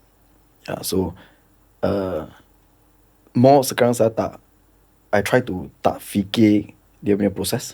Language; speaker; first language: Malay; non-native, local second language; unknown